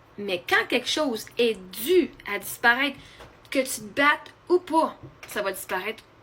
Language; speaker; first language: French; native; French